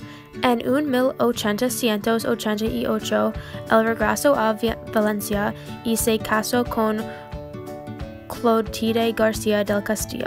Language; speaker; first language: Spanish; non-native, learner; English